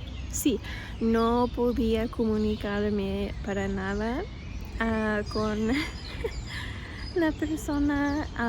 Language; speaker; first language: Spanish; non-native, fluent; English